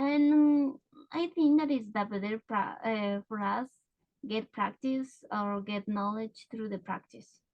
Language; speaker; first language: English; non-native, learner; Spanish